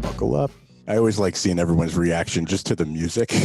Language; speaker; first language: English; native; English